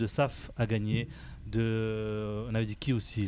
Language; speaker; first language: French; native; French